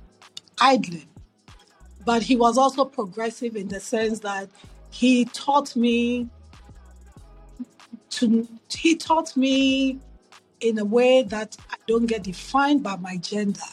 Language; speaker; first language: English; non-native, local second language; Akan